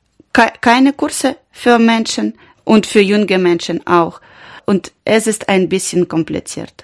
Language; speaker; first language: German; non-native, learner; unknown